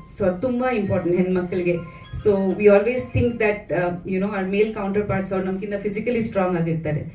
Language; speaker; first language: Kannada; non-native, fluent; Bangla